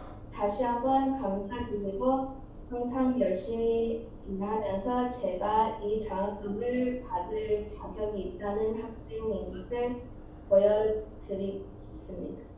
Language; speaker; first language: Korean; early bilingual, heritage; English